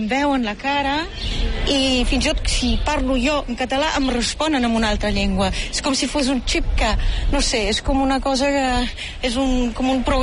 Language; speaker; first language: Catalan; non-native, fluent; Portuguese